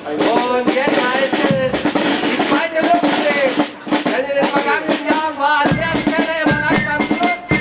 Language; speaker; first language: German; native; German